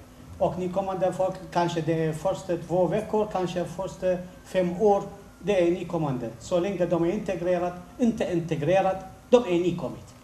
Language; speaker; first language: Swedish; non-native, fluent; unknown